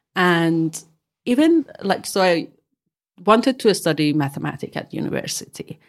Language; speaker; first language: English; non-native, fluent; Persian